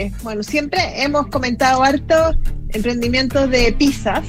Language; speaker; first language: Spanish; native; Spanish